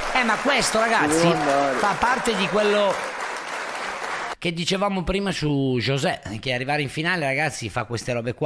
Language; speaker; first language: Italian; native; Italian